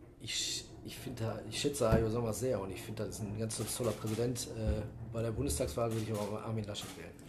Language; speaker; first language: German; native; German